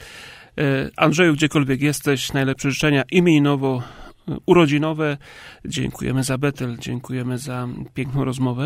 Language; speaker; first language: Polish; native; Polish